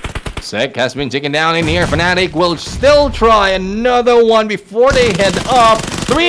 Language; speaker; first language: English; non-native, local second language; Filipino